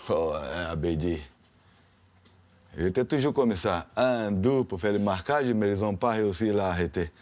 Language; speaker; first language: French; non-native, fluent; Portuguese